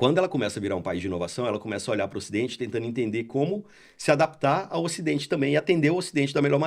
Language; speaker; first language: Portuguese; native; Portuguese